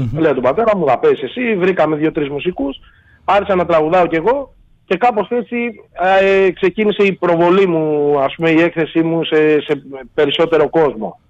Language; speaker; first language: Greek; native; Greek